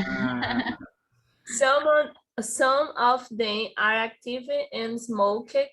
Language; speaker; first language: English; non-native, learner; Portuguese